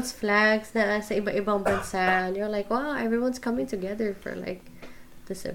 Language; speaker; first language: English; non-native, local second language; Filipino